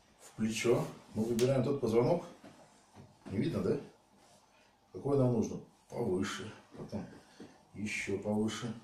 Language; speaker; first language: Russian; native; Russian